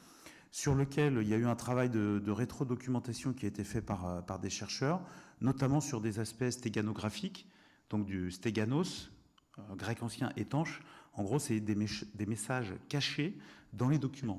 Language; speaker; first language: French; native; French